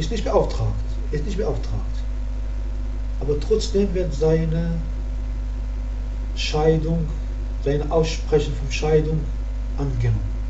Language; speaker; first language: German; non-native, fluent; Arabic